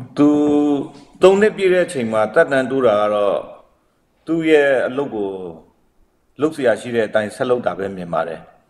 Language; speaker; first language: Burmese; native; Burmese